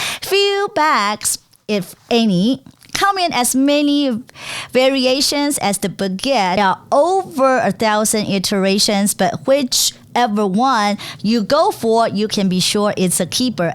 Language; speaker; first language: English; non-native, fluent; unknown